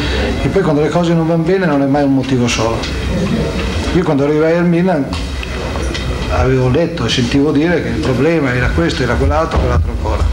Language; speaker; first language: Italian; native; Italian